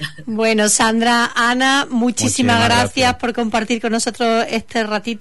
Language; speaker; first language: Spanish; native; Spanish